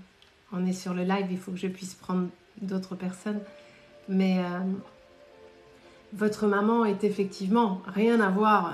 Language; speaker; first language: French; native; French